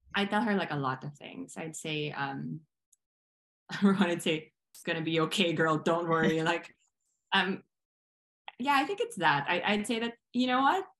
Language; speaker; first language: English; non-native, local second language; Filipino